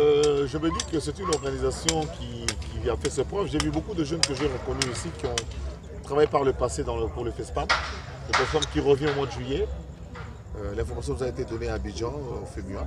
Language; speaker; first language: French; non-native, local second language; Lingala